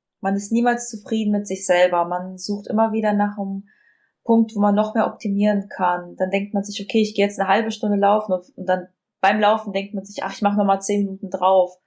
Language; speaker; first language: German; native; German